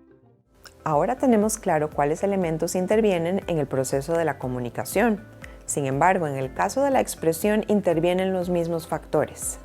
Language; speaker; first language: Spanish; native; Spanish